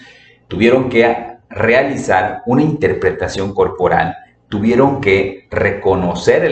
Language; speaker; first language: Spanish; native; Spanish